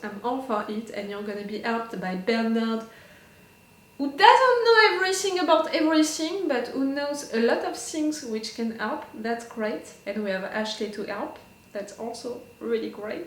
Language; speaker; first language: English; non-native, fluent; French